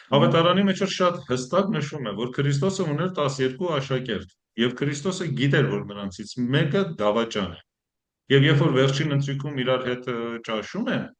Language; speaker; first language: Armenian; early bilingual, heritage; Armenian